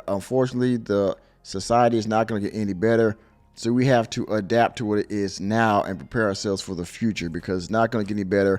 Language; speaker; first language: English; native; English